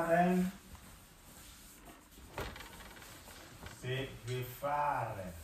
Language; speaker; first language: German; non-native, fluent; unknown